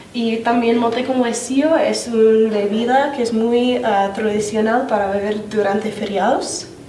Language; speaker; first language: Spanish; non-native, fluent; English